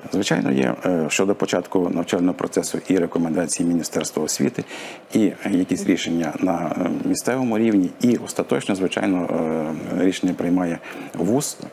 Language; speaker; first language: Ukrainian; native; Ukrainian